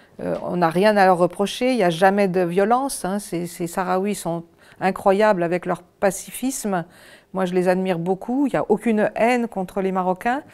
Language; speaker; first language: French; native; French